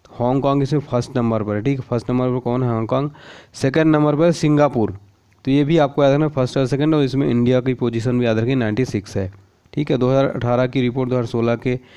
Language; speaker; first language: Hindi; native; Hindi